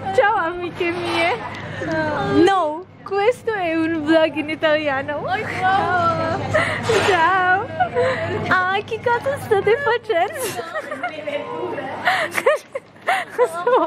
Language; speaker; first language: Italian; non-native, learner; Filipino